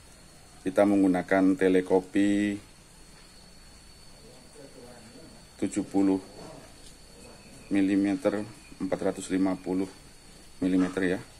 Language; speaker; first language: Indonesian; native; Indonesian